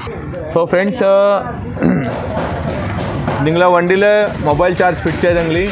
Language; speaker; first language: Malayalam; non-native, fluent; Tamil